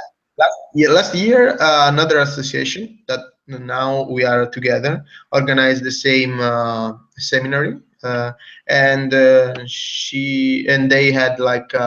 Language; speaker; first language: English; non-native, fluent; Italian